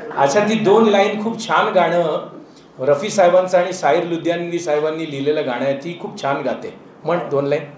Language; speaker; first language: Marathi; native; Marathi